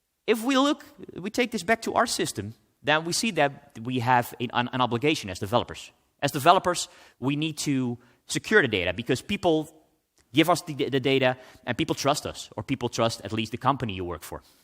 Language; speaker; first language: English; non-native, fluent; Dutch